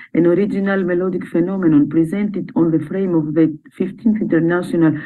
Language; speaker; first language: English; non-native, fluent; Greek